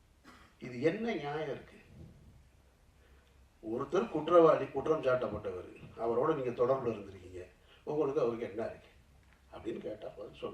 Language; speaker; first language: Tamil; native; Tamil